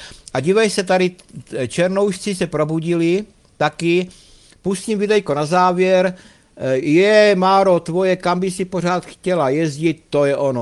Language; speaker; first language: Czech; native; Czech